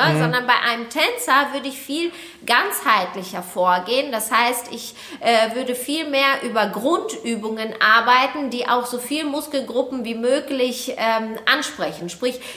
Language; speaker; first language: German; native; German